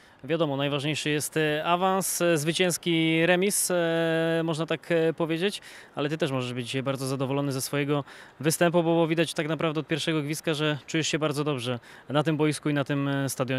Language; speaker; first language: Polish; native; Polish